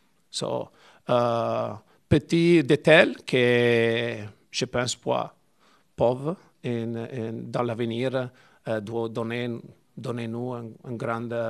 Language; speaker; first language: French; non-native, learner; Italian